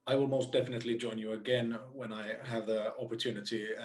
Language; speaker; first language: English; non-native, fluent; Finnish